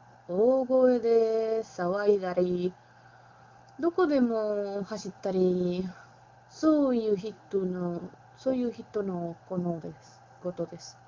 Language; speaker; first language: Japanese; non-native, learner; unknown